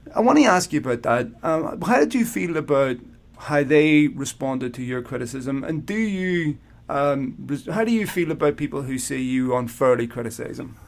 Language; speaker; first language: English; native; English